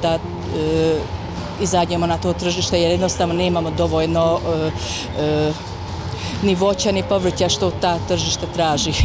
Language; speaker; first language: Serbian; non-native, fluent; Hungarian